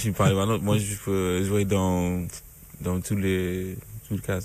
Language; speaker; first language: French; non-native, learner; English